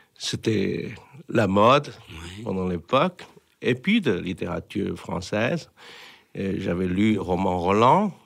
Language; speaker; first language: French; non-native, fluent; Chinese